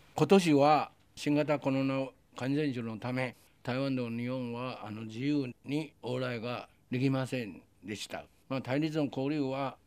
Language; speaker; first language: Japanese; non-native, fluent; Chinese